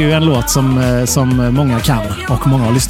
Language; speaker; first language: Swedish; native; Swedish